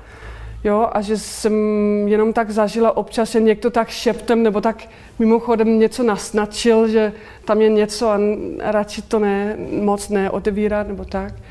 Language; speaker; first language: Czech; non-native, fluent; Danish